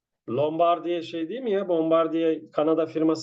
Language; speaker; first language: Turkish; native; Turkish